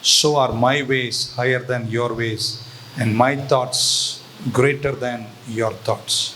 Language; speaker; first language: English; non-native, local second language; Tamil